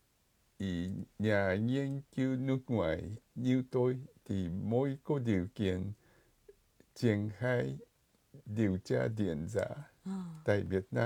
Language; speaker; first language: Vietnamese; non-native, fluent; Japanese